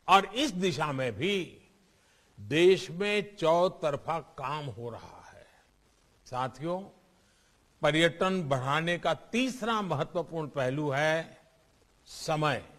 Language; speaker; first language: Hindi; non-native, local second language; Gujarati